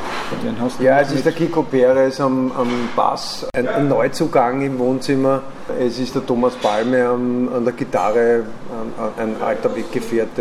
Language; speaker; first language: German; native; German